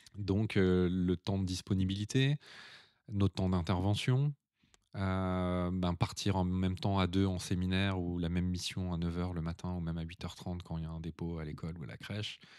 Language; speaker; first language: French; native; French